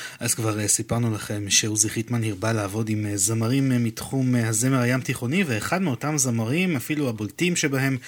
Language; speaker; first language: Hebrew; native; Hebrew